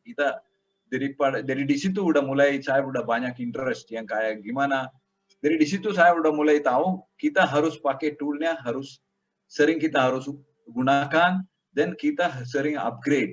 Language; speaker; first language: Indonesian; non-native, learner; Tamil